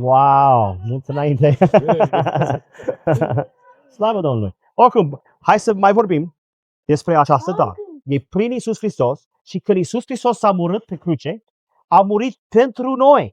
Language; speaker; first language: Romanian; non-native, learner; English